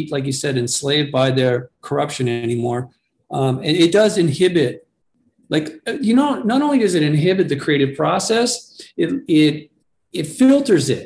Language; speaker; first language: English; native; English